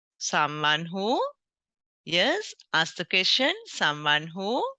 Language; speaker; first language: English; non-native, local second language; Sinhala